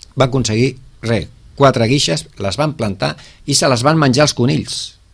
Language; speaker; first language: Catalan; native; Catalan